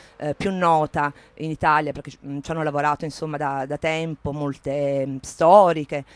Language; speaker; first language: Italian; native; Italian